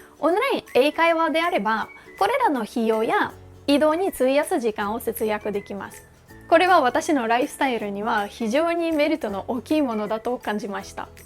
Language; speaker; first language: Japanese; non-native, fluent; Russian